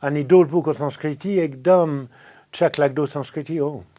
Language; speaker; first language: Nepali; non-native, fluent; French